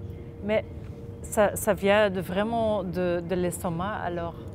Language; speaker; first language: French; non-native, local second language; Dutch